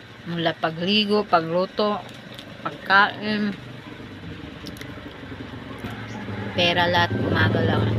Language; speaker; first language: Filipino; non-native, local second language; Cebuano